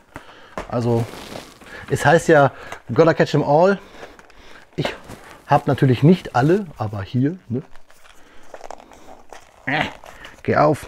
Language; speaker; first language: German; native; German